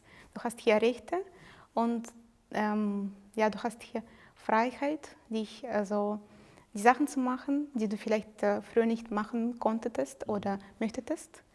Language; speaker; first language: German; non-native, fluent; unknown